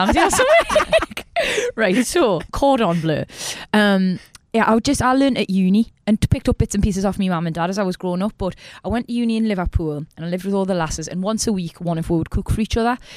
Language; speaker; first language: English; native; English